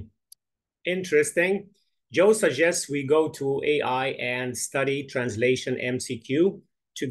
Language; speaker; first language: English; non-native, fluent; Arabic